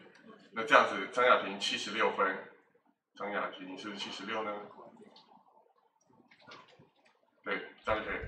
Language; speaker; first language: Chinese; native; Chinese